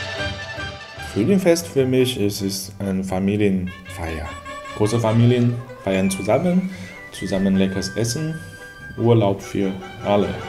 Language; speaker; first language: German; non-native, learner; Chinese